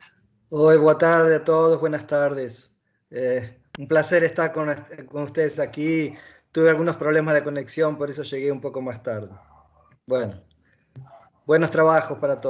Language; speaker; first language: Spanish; non-native, learner; Portuguese